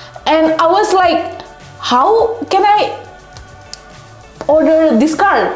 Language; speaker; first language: English; non-native, fluent; Indonesian